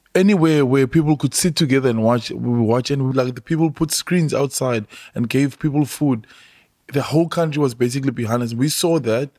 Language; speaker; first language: English; non-native, local second language; Xhosa